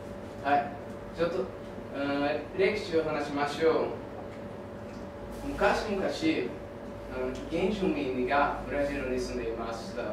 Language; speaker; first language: Japanese; non-native, learner; Portuguese